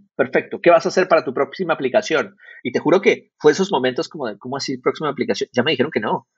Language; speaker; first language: Spanish; native; Spanish